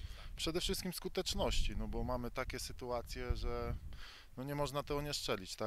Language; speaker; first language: Polish; native; Polish